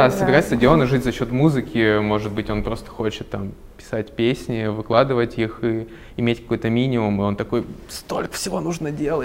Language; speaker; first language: Russian; native; Russian